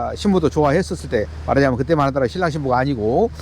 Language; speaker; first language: Korean; native; Korean